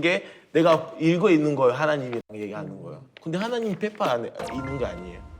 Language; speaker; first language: Korean; early bilingual, heritage; English